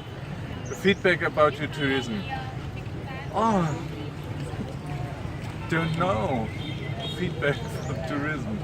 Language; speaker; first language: English; non-native, learner; German